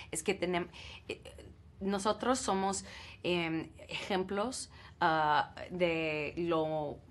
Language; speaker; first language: Spanish; non-native, learner; English